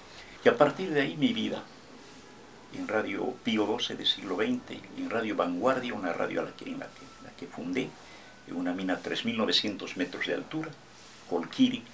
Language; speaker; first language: Spanish; native; Spanish